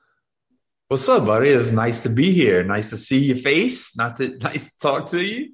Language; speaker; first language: English; native; English